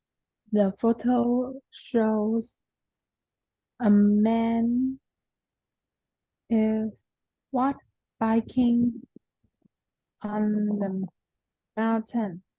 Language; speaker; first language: English; non-native, learner; Vietnamese